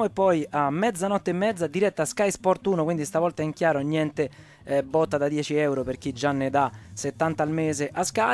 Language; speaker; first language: Italian; native; Italian